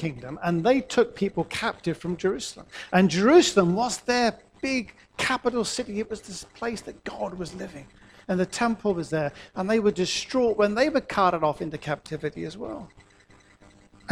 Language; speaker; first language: English; native; English